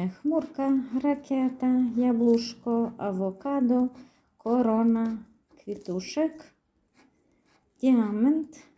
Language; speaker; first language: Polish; non-native, learner; Ukrainian